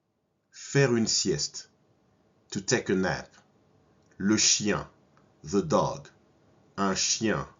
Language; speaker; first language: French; non-native, fluent; English